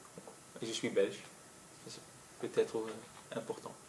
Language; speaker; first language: French; non-native, local second language; Dutch